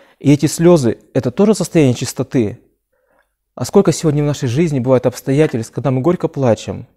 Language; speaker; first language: Russian; native; Russian